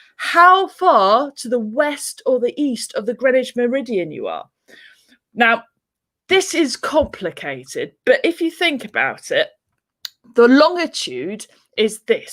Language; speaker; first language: English; native; English